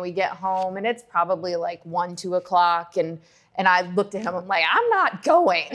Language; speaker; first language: English; native; English